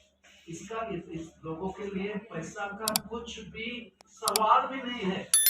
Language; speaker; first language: Hindi; non-native, local second language; Bangla